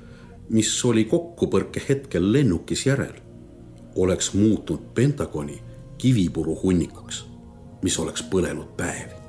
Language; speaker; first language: Estonian; native; Estonian